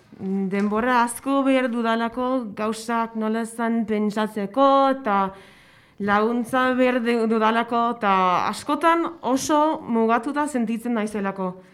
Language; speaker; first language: Basque; non-native, learner; English